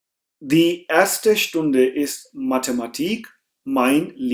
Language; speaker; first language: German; non-native, fluent; Urdu